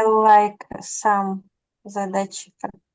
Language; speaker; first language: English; non-native, learner; Russian